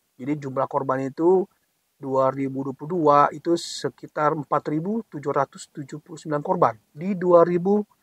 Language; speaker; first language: Indonesian; native; Indonesian